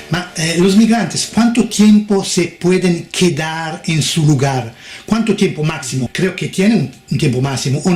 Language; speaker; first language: Spanish; non-native, fluent; Italian